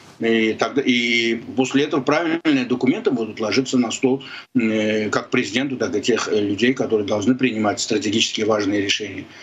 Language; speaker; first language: Russian; non-native, local second language; Azerbaijani